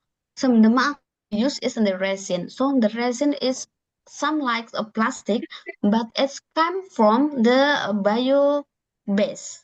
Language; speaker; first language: English; non-native, learner; Indonesian